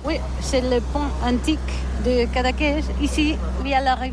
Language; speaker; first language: French; non-native, learner; Catalan